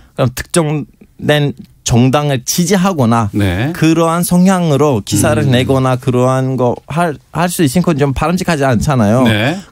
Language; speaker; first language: Korean; non-native, fluent; Turkish